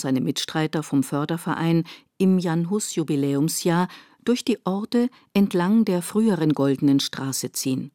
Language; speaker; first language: German; native; German